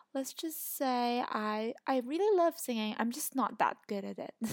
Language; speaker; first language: English; non-native, fluent; Indonesian